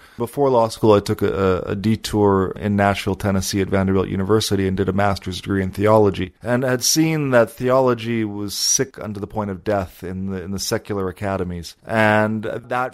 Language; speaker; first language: English; native; English